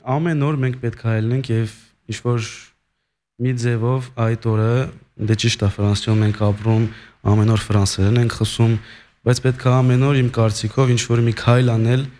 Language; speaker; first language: Armenian; early bilingual, heritage; Armenian